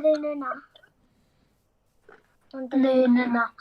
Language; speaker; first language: Welsh; non-native, local second language; English